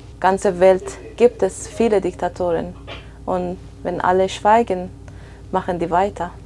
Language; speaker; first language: German; non-native, fluent; Persian